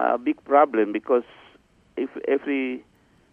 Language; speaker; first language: English; non-native, learner; Indonesian